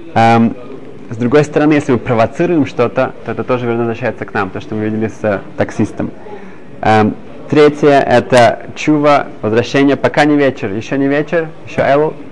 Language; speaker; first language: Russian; early bilingual, heritage; Hebrew